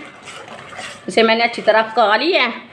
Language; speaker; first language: Hindi; native; Hindi